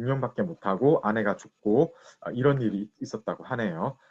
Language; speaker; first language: Korean; native; Korean